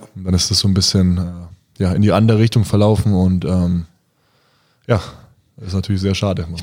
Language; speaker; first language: German; native; German